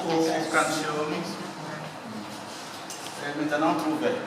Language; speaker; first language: French; non-native, learner; Vietnamese